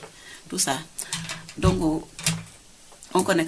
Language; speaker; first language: French; non-native, local second language; Wolof